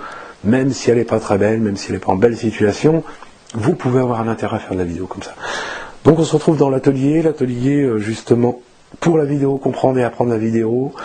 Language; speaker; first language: French; native; French